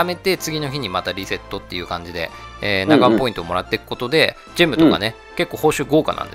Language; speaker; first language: Japanese; native; Japanese